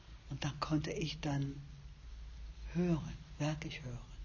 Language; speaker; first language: German; non-native, fluent; English